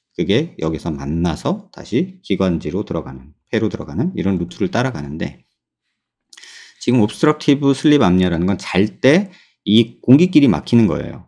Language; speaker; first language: Korean; native; Korean